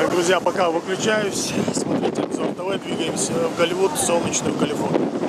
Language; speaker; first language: Russian; native; Russian